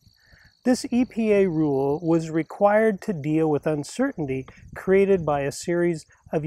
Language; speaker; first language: English; native; English